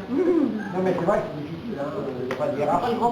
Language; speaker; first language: French; native; French